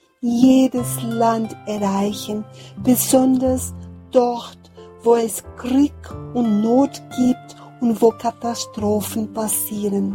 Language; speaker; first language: German; non-native, fluent; Portuguese